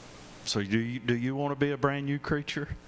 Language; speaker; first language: English; native; English